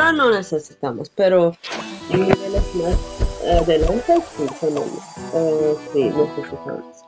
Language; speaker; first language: Spanish; non-native, learner; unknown